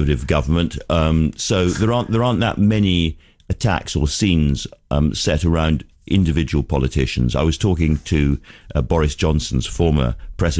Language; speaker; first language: English; native; English